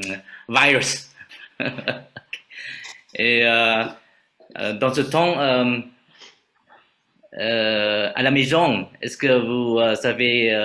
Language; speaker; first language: French; non-native, fluent; Vietnamese